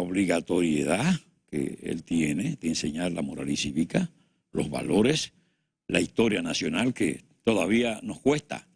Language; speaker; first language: Spanish; native; Spanish